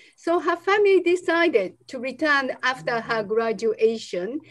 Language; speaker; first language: English; non-native, fluent; Japanese